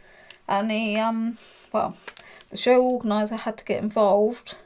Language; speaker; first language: English; native; English